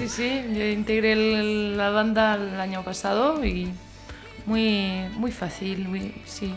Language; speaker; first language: Spanish; non-native, fluent; French